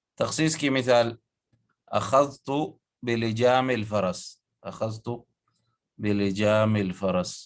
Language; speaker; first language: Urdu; non-native, local second language; Pashto